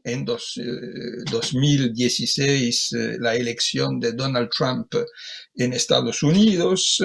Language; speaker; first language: Spanish; non-native, fluent; Italian